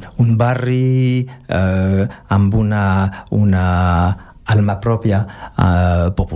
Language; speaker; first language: Catalan; non-native, learner; French